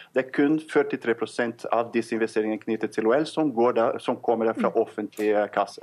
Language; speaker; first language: Norwegian; non-native, fluent; Portuguese